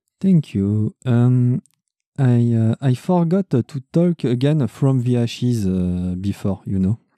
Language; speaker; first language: English; non-native, learner; French